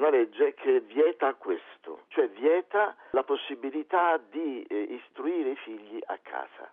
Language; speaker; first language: Italian; native; Italian